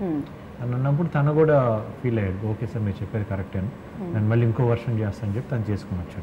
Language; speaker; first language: Telugu; native; Telugu